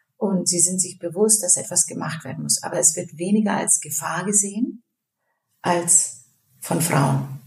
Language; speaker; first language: German; early bilingual, other home language; Turkish